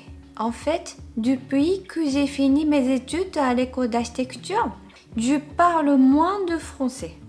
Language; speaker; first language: French; non-native, fluent; Japanese